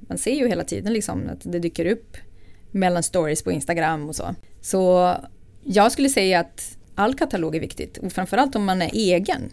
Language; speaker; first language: Swedish; non-native, fluent; Portuguese